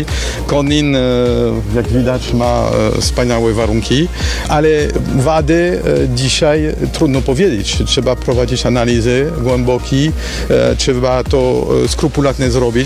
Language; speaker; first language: Polish; non-native, fluent; French